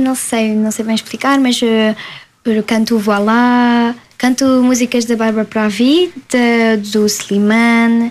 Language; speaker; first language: Portuguese; early bilingual, heritage; French